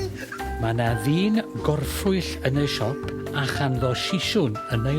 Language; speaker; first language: Welsh; native; Welsh